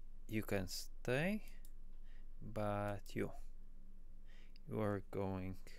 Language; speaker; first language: English; non-native, fluent; Polish